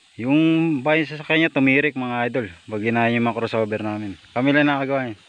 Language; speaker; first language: Filipino; native; Filipino